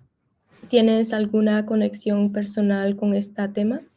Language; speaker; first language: Spanish; early bilingual, heritage; Spanish